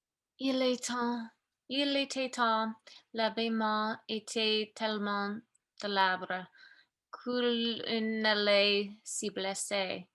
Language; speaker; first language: French; non-native, learner; English